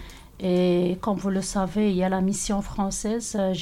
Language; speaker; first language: French; non-native, local second language; Arabic